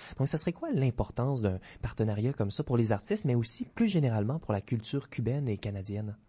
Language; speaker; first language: French; native; French